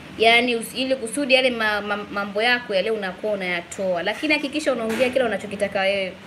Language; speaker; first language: Swahili; native; Swahili